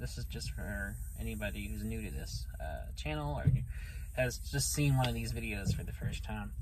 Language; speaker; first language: English; native; English